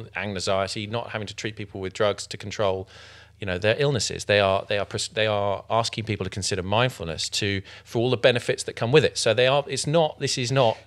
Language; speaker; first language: English; native; English